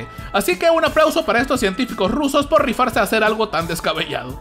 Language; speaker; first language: Spanish; native; Spanish